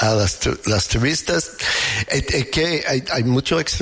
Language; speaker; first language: Spanish; non-native, fluent; English